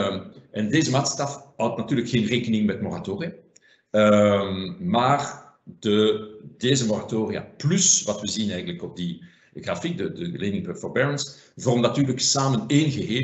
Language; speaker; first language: Dutch; non-native, fluent; French